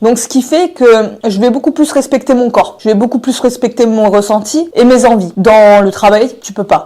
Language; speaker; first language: French; native; French